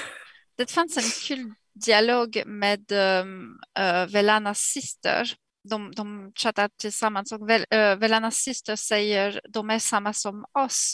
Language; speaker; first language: Swedish; non-native, fluent; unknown